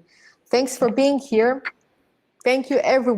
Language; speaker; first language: English; non-native, fluent; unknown